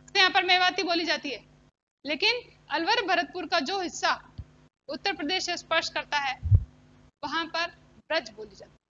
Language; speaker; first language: Hindi; native; Hindi